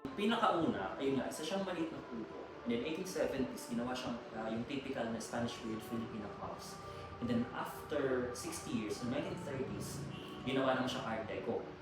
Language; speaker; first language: Filipino; native; Filipino